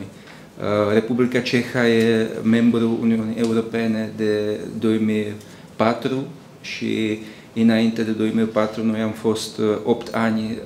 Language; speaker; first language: Romanian; non-native, learner; Czech